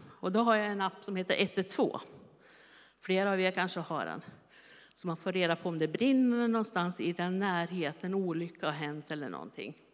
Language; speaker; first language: Swedish; native; Swedish